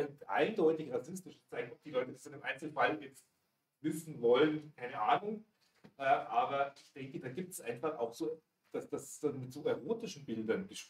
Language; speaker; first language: German; native; German